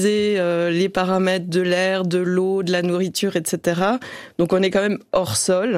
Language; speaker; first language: French; native; French